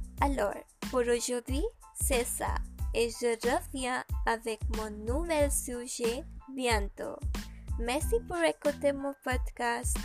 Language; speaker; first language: French; non-native, learner; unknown